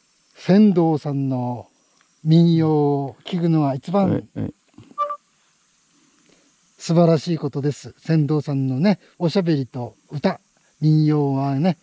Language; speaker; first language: Japanese; native; Japanese